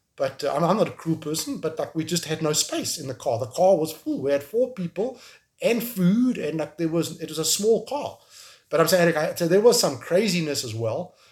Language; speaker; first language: English; native; English